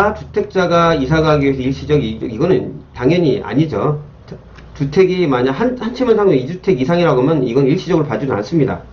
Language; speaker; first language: Korean; native; Korean